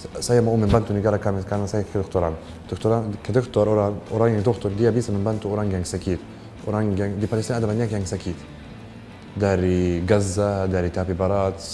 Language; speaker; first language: Indonesian; non-native, learner; Arabic